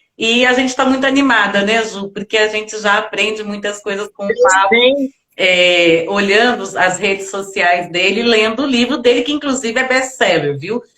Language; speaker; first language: Portuguese; native; Portuguese